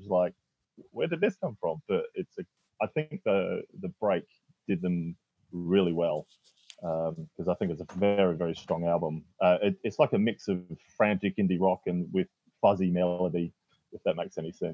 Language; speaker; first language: English; native; English